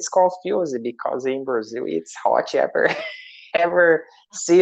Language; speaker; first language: English; non-native, learner; Portuguese